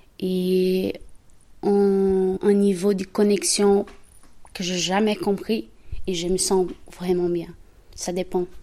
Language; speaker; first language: French; non-native, learner; Portuguese